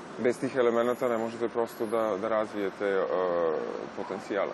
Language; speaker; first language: Serbian; native; Serbian